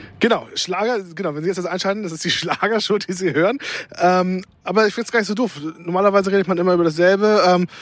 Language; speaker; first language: German; native; German